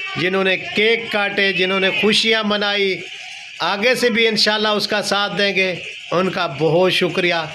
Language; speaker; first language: Urdu; non-native, local second language; Punjabi